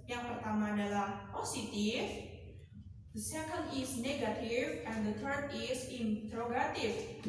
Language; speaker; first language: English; non-native, learner; Indonesian